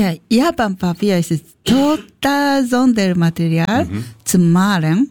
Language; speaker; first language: German; non-native, learner; Japanese